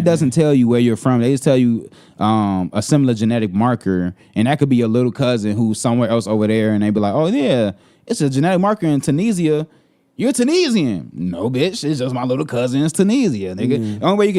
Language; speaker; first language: English; native; English